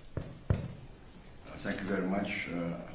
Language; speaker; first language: English; non-native, fluent; Indonesian